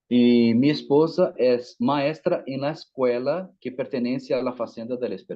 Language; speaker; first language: Spanish; non-native, fluent; Portuguese